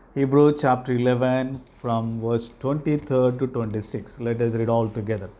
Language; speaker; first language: English; non-native, local second language; Telugu